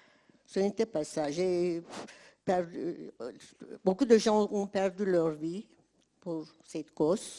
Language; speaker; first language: French; non-native, fluent; Turkish